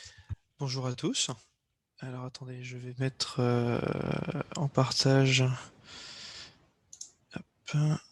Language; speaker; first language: French; native; French